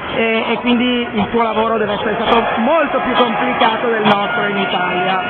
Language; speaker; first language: Italian; native; Italian